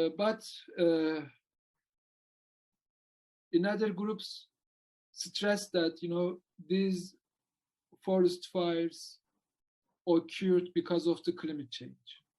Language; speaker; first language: English; non-native, learner; Turkish